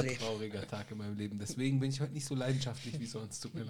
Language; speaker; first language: German; native; German